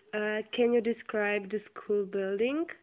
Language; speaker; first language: English; non-native, learner; Czech